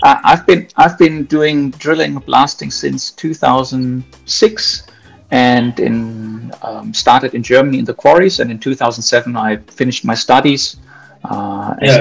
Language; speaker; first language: English; non-native, fluent; German